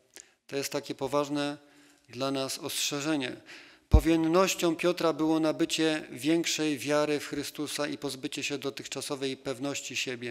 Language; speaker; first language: Polish; native; Polish